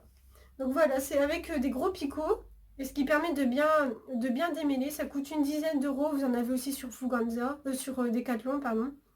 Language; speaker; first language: French; native; French